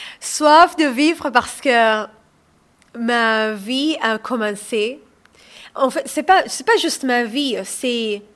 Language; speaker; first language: French; non-native, learner; Somali